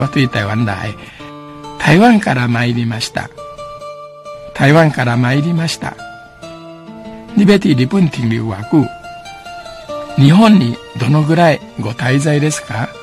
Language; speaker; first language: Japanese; non-native, fluent; Min Nan Chinese